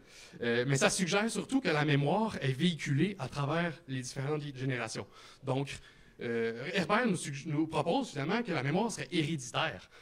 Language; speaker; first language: French; native; French